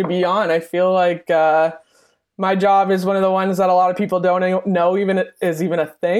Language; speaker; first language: English; native; English